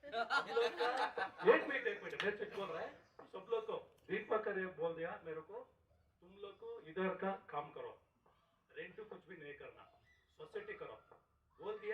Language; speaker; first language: Hindi; non-native, local second language; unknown